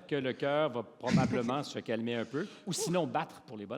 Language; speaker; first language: French; native; French